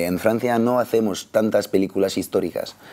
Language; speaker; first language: Spanish; non-native, fluent; French